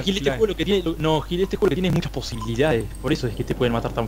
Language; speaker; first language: Spanish; native; Spanish